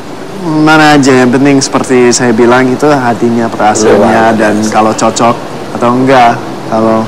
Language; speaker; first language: Indonesian; non-native, fluent; English